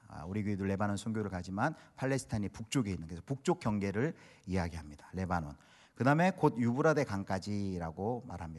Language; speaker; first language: Korean; native; Korean